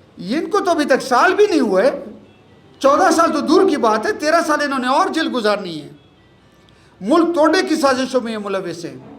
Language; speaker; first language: Urdu; non-native, local second language; Pashto